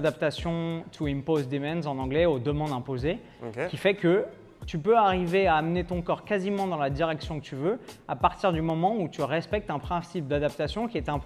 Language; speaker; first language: French; native; French